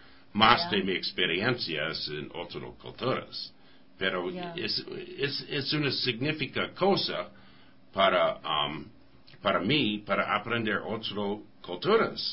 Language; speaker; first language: Spanish; non-native, learner; English